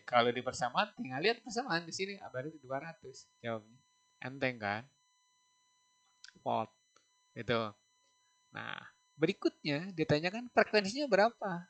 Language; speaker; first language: Indonesian; native; Indonesian